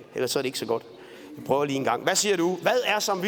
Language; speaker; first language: Danish; native; Danish